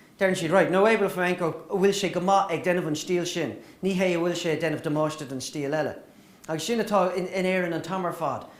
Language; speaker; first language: Irish; native; Irish